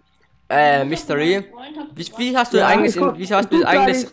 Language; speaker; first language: German; native; German